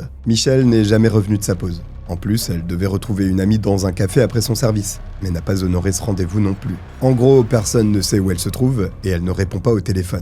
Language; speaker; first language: French; native; French